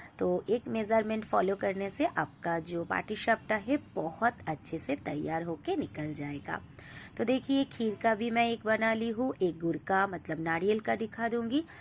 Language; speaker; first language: Hindi; non-native, local second language; Bangla